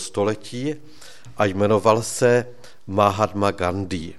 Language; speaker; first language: Czech; native; Czech